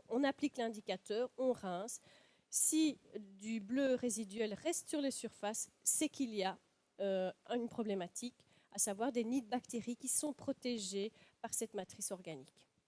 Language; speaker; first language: French; native; French